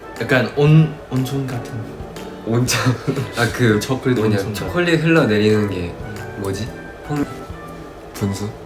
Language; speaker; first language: Korean; non-native, fluent; Chinese